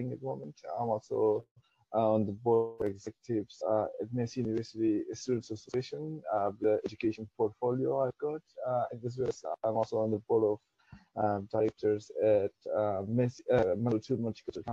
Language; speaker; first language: English; non-native, local second language; Persian